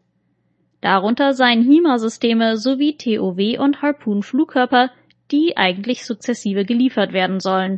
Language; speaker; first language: German; native; German